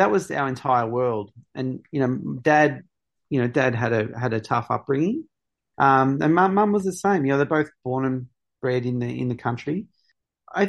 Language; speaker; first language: English; native; English